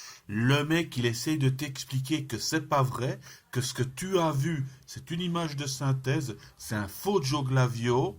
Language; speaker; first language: French; native; French